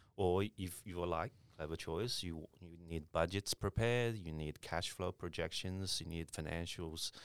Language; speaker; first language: English; early bilingual, other home language; Chinese